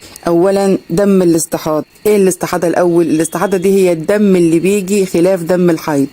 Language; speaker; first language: Arabic; native; Arabic